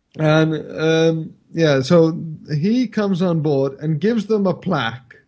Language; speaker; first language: English; non-native, fluent; Icelandic